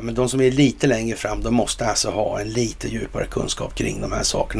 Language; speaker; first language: Swedish; native; Swedish